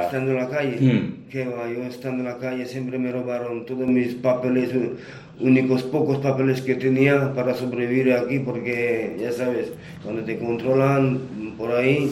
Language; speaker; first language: Spanish; non-native, fluent; Romanian